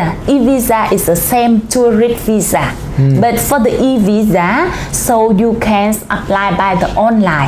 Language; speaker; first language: English; non-native, learner; Vietnamese